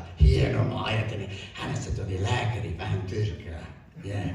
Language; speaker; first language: Finnish; non-native, fluent; English